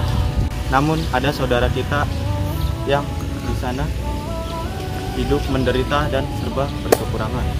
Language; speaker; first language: Indonesian; native; Indonesian